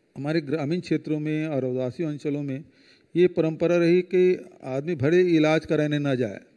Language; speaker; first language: Hindi; native; Hindi